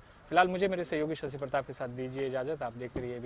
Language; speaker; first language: Hindi; native; Hindi